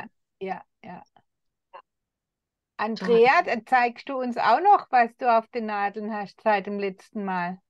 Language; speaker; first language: German; native; German